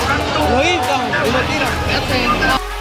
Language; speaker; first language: Spanish; native; Spanish